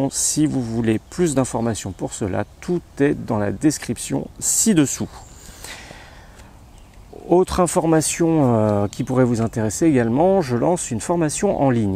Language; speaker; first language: French; native; French